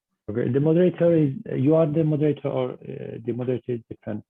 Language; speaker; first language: English; non-native, learner; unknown